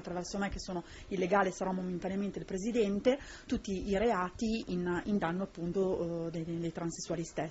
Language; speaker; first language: Italian; native; Italian